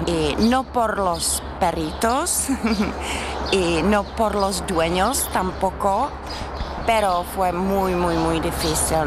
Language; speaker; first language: Spanish; non-native, fluent; Czech